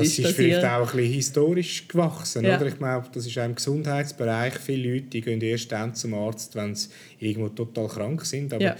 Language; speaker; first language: German; native; German